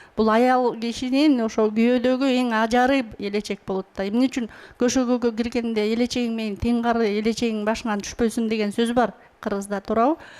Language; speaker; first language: Kyrgyz; native; Kyrgyz